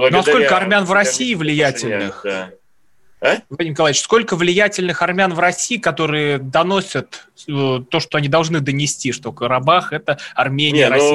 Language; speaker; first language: Russian; native; Russian